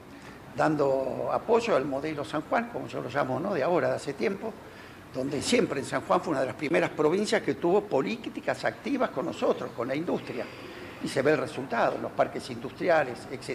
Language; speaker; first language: Spanish; native; Spanish